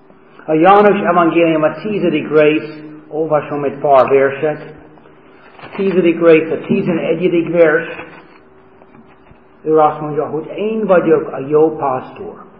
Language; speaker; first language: Hungarian; non-native, fluent; English